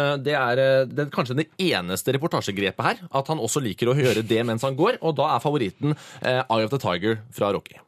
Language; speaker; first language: Norwegian; native; Norwegian